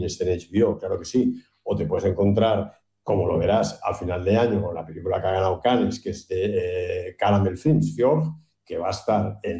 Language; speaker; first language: Spanish; native; Spanish